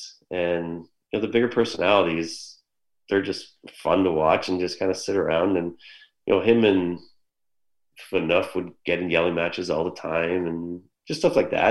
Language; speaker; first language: English; native; English